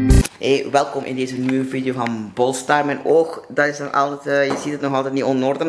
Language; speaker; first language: Dutch; native; Dutch